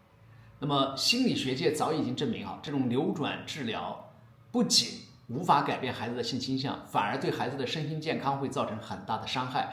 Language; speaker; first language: Chinese; native; Chinese